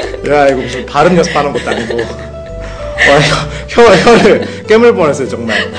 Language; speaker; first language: Korean; non-native, fluent; Japanese